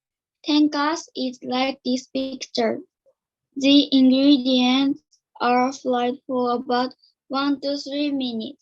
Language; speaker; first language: English; non-native, learner; Japanese